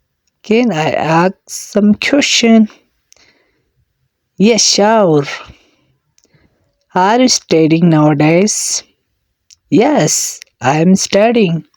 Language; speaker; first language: English; non-native, learner; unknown